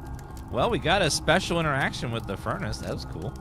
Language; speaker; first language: English; native; English